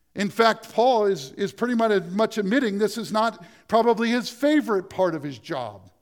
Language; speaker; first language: English; native; English